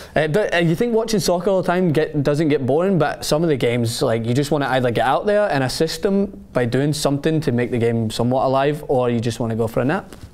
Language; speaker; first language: English; native; English